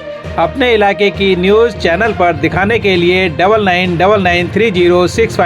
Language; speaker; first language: Hindi; native; Hindi